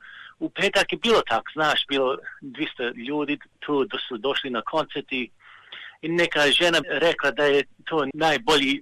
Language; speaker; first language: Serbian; early bilingual, heritage; Serbian